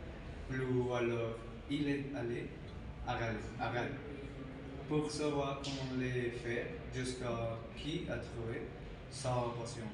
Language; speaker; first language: French; non-native, learner; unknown